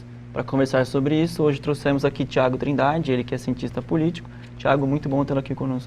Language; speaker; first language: Portuguese; native; Portuguese